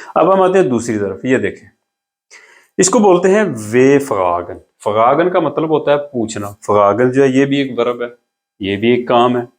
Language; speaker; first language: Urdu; non-native, local second language; Punjabi